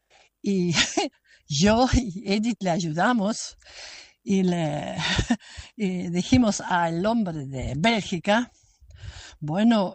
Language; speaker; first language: Spanish; non-native, fluent; German